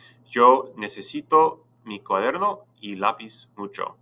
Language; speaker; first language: Spanish; non-native, fluent; English